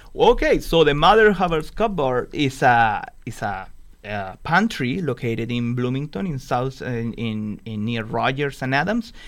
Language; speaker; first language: English; non-native, fluent; Spanish